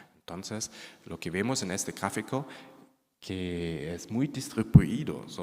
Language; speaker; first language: Spanish; non-native, fluent; German